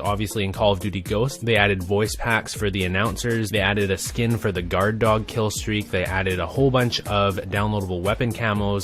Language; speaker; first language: English; native; English